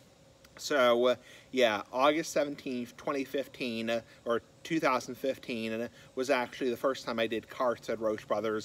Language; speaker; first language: English; native; English